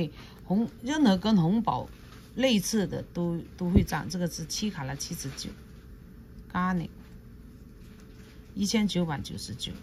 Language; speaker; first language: Chinese; non-native, local second language; Cantonese